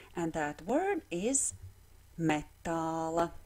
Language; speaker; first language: English; non-native, fluent; Latvian